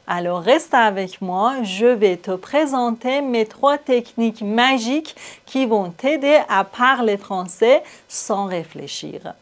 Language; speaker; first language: French; non-native, fluent; Persian